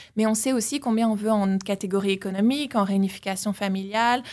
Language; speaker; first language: French; native; French